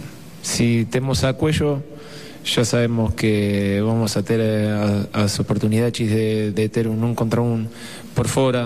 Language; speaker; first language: Portuguese; non-native, fluent; Spanish